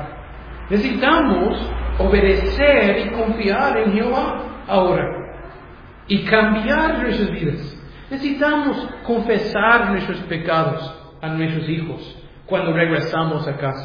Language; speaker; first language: Spanish; non-native, fluent; English